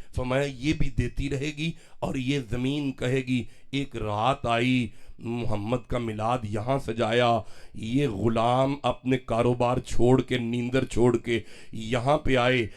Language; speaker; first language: Urdu; non-native, local second language; Punjabi